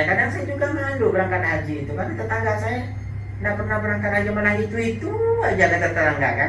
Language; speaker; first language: Indonesian; native; Indonesian